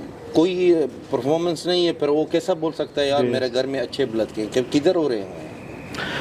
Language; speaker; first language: Hindi; non-native, learner; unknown